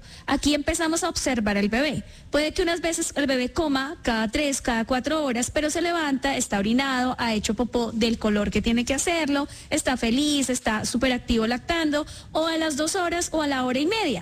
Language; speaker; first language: Spanish; native; Spanish